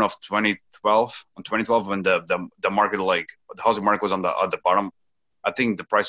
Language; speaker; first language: English; non-native, fluent; Portuguese